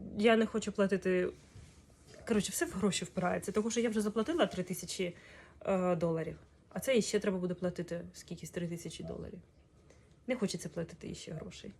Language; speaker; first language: Ukrainian; non-native, local second language; Russian